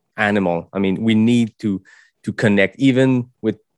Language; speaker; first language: English; non-native, fluent; French